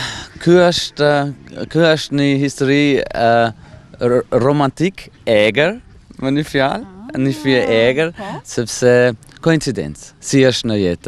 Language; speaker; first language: Albanian; non-native, fluent; German